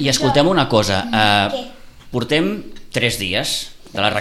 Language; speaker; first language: Catalan; native; Catalan